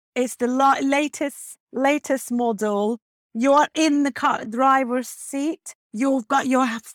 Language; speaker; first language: English; non-native, fluent; Turkish